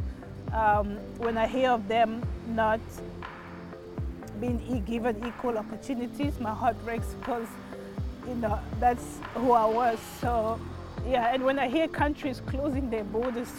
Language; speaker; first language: English; early bilingual, other home language; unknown